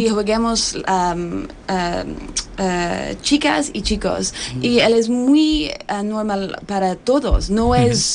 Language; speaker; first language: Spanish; non-native, learner; English